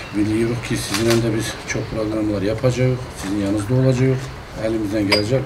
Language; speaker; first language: Turkish; early bilingual, heritage; Turkish